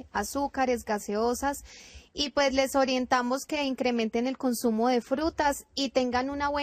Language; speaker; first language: Spanish; native; Spanish